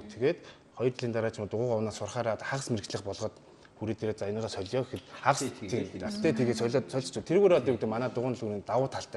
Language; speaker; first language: Mongolian; native; Mongolian